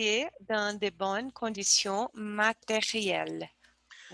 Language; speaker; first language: French; non-native, learner; Portuguese